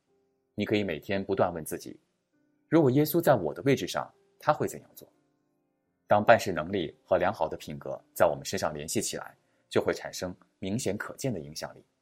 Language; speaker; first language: Chinese; native; Chinese